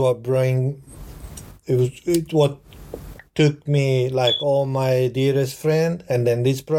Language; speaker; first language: English; non-native, learner; Italian